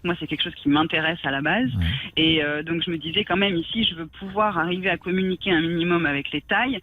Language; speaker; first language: French; native; French